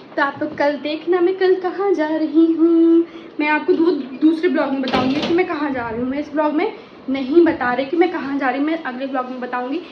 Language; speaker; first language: Hindi; native; Hindi